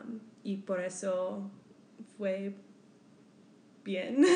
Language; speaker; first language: Spanish; non-native, learner; English